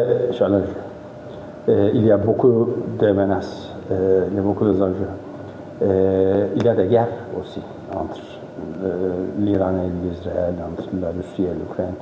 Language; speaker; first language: French; non-native, fluent; Turkish